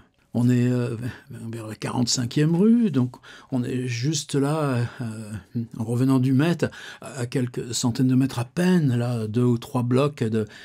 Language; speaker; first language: French; native; French